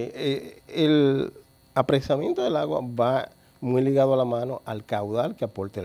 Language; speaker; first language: Spanish; native; Spanish